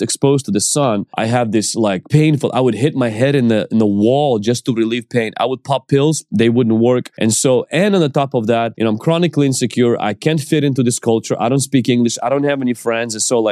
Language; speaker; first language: English; non-native, fluent; Ukrainian